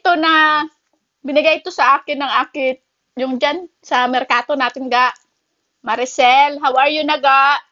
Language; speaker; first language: Filipino; native; Filipino